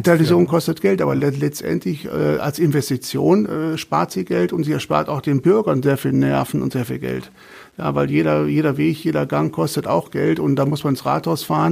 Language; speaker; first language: German; native; German